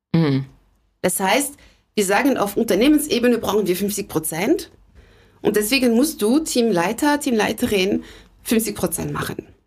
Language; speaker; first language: German; non-native, fluent; French